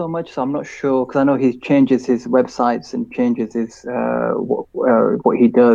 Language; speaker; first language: English; native; English